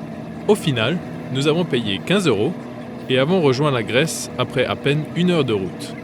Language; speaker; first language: French; native; French